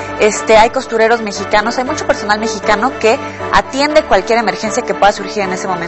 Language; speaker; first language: Spanish; native; Spanish